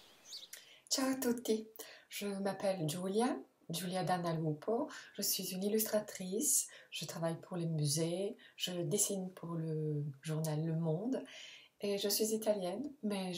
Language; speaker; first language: French; non-native, fluent; Italian